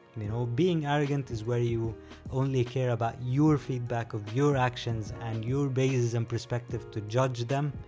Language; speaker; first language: English; non-native, fluent; Arabic